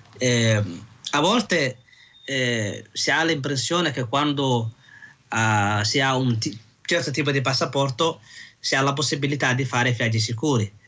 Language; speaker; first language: Italian; non-native, fluent; Somali